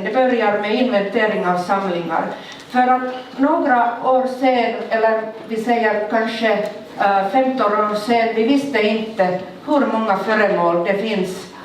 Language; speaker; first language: Swedish; non-native, local second language; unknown